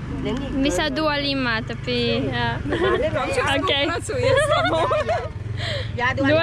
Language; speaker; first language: Indonesian; non-native, learner; Polish